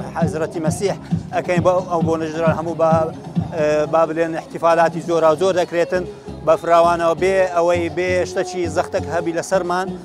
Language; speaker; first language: Central Kurdish; non-native, local second language; Assyrian Neo-Aramaic